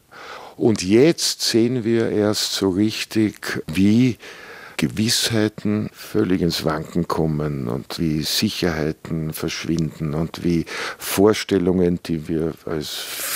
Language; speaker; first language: German; native; German